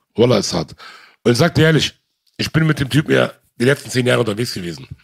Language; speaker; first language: German; early bilingual, other home language; Arabic